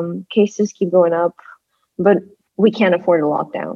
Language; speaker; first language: English; non-native, fluent; Russian